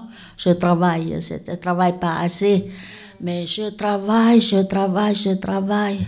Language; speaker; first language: French; non-native, learner; Lao